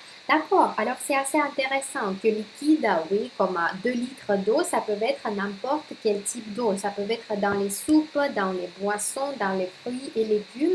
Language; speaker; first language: French; non-native, fluent; Russian